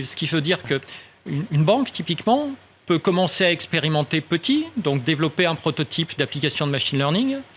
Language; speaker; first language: French; native; French